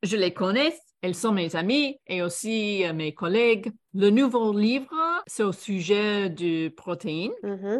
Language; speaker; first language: French; non-native, fluent; English